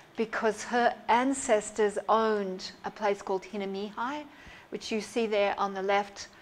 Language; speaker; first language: English; native; English